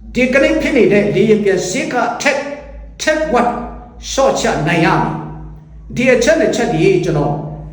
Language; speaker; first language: Burmese; non-native, local second language; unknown